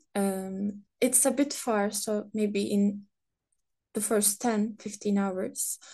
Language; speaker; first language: English; non-native, fluent; Turkish